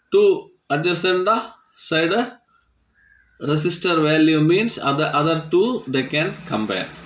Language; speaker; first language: English; non-native, local second language; Tamil